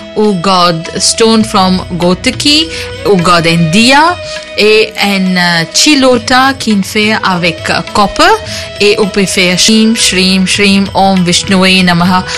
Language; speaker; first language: French; non-native, local second language; Morisyen